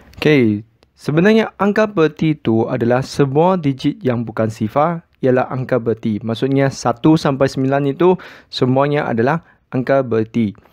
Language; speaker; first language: Malay; non-native, local second language; Chinese